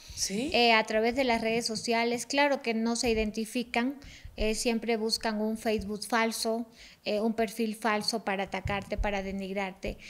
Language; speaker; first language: Spanish; native; Spanish